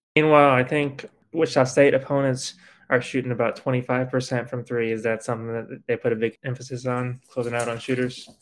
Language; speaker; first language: English; native; English